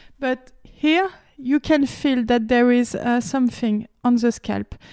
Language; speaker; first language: English; non-native, learner; French